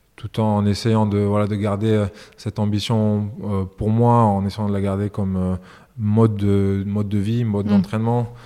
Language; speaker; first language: French; early bilingual, other home language; Serbian